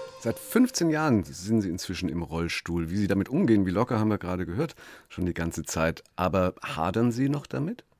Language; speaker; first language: German; native; German